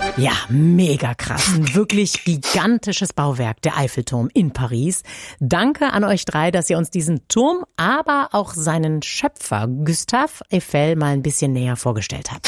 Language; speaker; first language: German; native; German